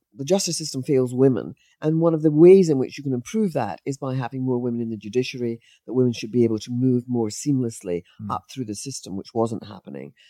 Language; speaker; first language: English; native; English